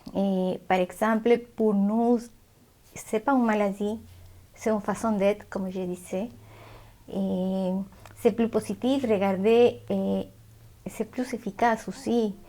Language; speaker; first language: French; non-native, fluent; Spanish